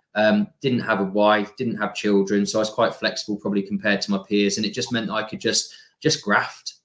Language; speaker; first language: English; native; English